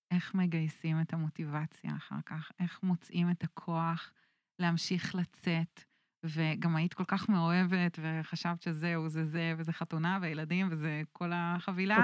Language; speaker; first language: Hebrew; native; Hebrew